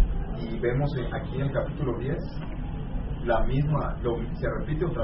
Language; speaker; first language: Spanish; native; Spanish